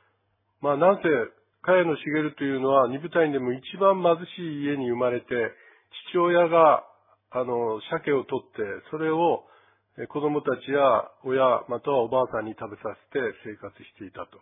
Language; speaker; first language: Japanese; native; Japanese